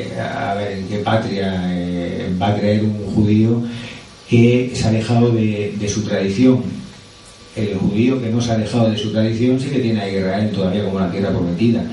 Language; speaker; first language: Spanish; native; Spanish